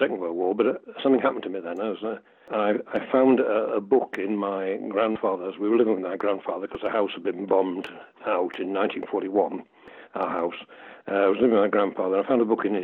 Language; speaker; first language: English; native; English